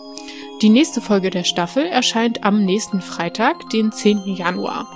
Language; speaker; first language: German; native; German